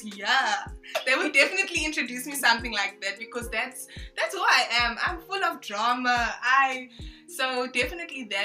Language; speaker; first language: English; non-native, local second language; French